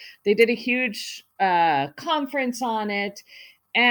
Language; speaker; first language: English; native; English